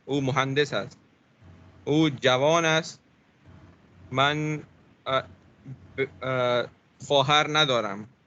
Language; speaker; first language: Persian; non-native, learner; Urdu